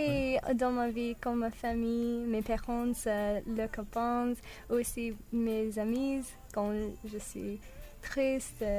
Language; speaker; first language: French; non-native, learner; English